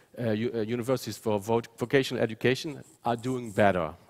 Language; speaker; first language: English; non-native, fluent; Dutch